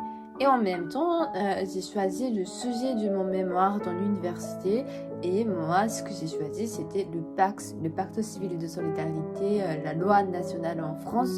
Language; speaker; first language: French; non-native, fluent; Japanese